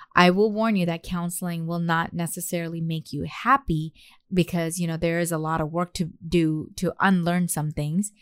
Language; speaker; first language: English; native; English